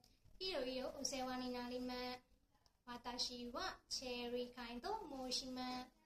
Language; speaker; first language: Japanese; non-native, learner; Burmese